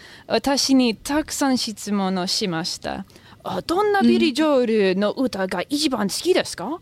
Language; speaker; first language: Japanese; non-native, learner; English